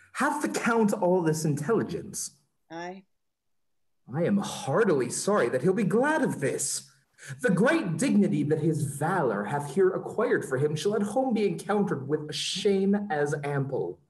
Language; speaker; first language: English; native; English